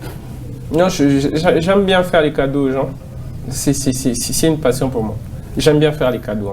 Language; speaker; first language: French; non-native, local second language; Swahili